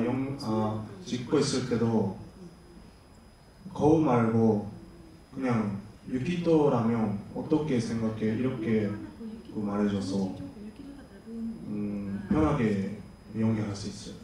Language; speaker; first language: Korean; non-native, learner; Japanese